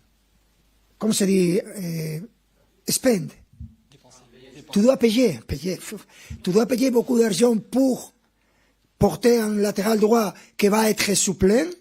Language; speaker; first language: French; non-native, fluent; Spanish